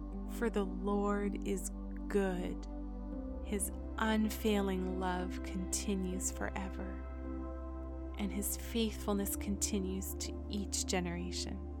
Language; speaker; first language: English; native; English